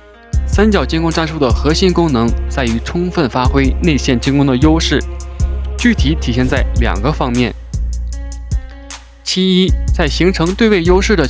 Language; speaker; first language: Chinese; native; Chinese